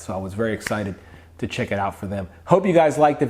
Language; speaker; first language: English; native; English